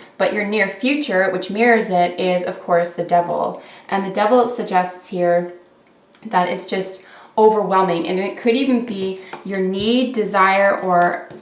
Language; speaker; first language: English; native; English